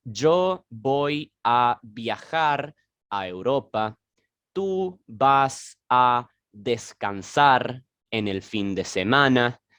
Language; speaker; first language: Spanish; non-native, learner; French